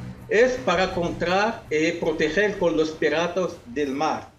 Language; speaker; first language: Spanish; non-native, fluent; Arabic